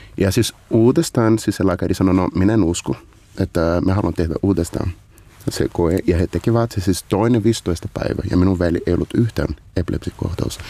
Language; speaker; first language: Finnish; non-native, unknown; Portuguese